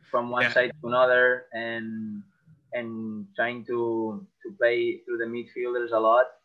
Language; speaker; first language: English; non-native, fluent; Catalan